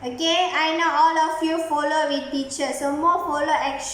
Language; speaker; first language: English; non-native, learner; Malay